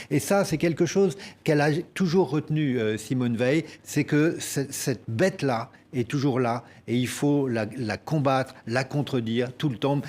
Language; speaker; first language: French; native; French